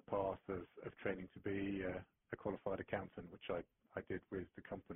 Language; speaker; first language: English; native; English